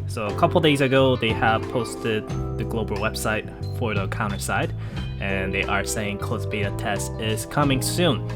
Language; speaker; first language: English; non-native, fluent; Korean